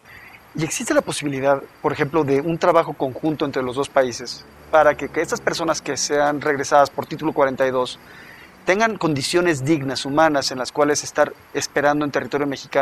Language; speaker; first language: Spanish; native; Spanish